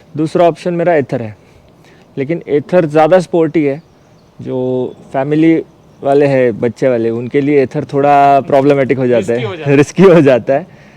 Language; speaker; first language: Hindi; non-native, local second language; Marathi